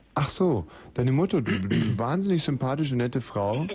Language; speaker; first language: German; native; German